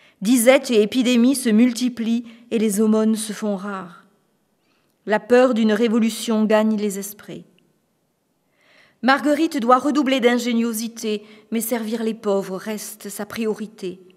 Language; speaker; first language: French; native; French